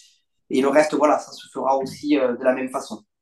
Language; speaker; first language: French; native; French